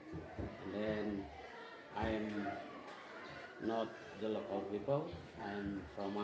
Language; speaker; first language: English; non-native, fluent; Indonesian